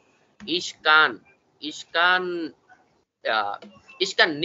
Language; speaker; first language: German; non-native, learner; Bangla